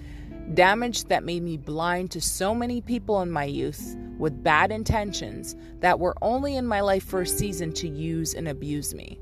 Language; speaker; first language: English; native; English